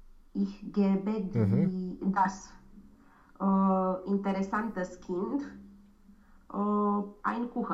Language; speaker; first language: German; non-native, learner; Romanian